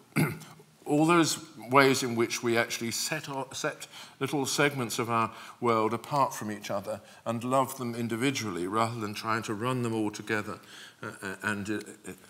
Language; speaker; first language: English; native; English